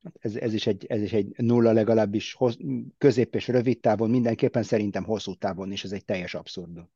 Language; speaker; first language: Hungarian; early bilingual, heritage; Hungarian